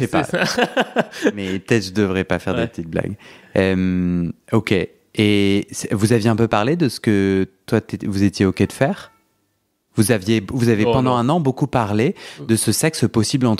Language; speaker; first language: French; native; French